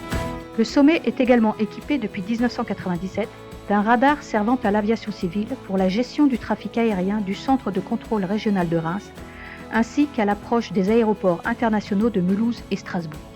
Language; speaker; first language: French; native; French